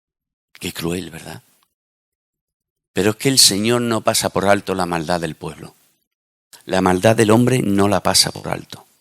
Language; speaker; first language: Spanish; native; Spanish